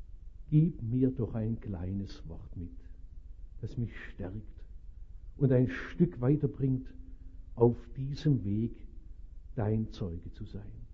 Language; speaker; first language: German; native; German